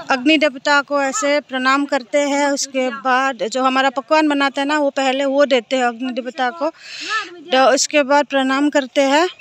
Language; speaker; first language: Hindi; non-native, local second language; Assamese